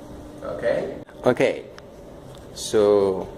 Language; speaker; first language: English; non-native, fluent; Spanish